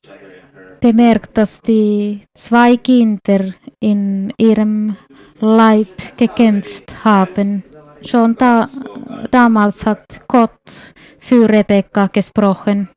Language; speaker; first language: German; non-native, fluent; Swedish